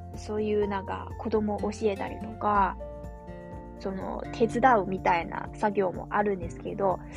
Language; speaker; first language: Japanese; non-native, fluent; Chinese